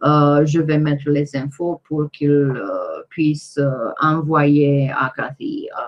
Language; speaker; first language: French; non-native, fluent; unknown